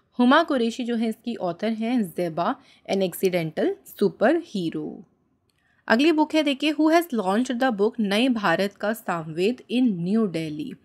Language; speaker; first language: Hindi; native; Hindi